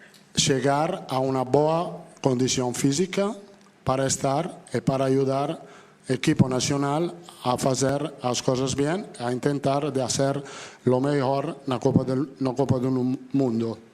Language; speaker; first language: Portuguese; non-native, learner; Italian